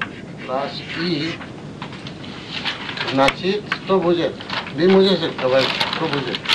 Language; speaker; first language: Russian; non-native, learner; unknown